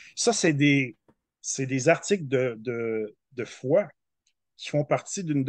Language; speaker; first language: French; native; French